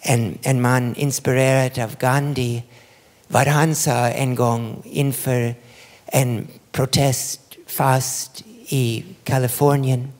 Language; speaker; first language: Swedish; non-native, fluent; English